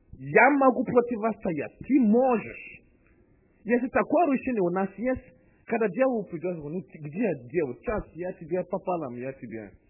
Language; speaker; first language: Russian; non-native, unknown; English